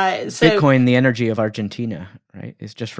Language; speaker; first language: English; native; English